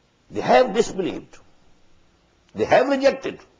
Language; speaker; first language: English; non-native, local second language; Urdu